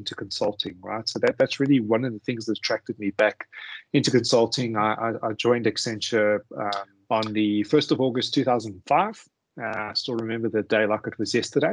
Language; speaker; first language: English; native; English